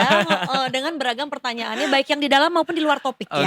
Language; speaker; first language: Indonesian; native; Indonesian